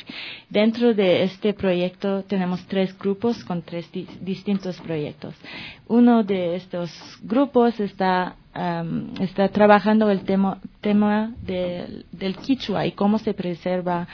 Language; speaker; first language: Spanish; non-native, fluent; French